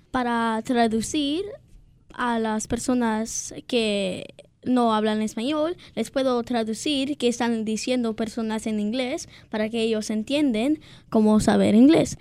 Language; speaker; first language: Spanish; non-native, learner; English